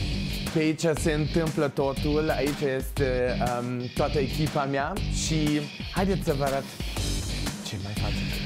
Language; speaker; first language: Romanian; non-native, local second language; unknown